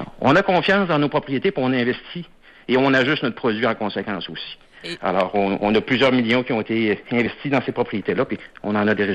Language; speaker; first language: French; native; French